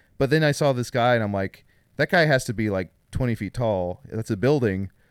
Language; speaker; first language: English; native; English